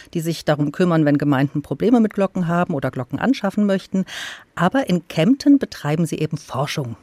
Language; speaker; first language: German; native; German